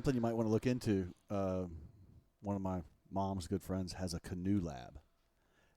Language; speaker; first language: English; native; English